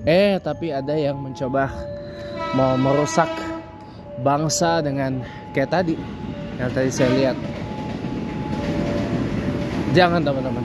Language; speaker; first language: Indonesian; native; Indonesian